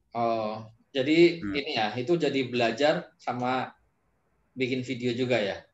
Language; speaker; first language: Indonesian; native; Indonesian